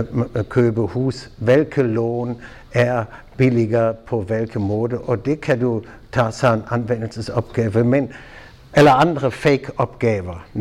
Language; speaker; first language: Danish; non-native, fluent; German